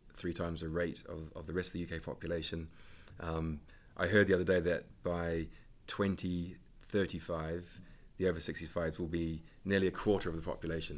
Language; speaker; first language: English; native; English